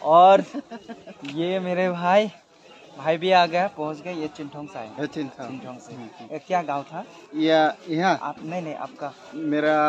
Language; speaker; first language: Hindi; non-native, local second language; Khasi